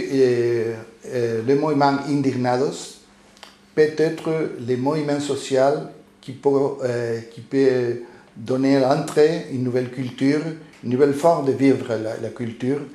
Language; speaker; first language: French; non-native, fluent; Spanish